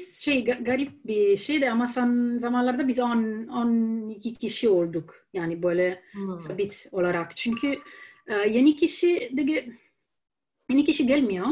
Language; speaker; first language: Turkish; non-native, fluent; Italian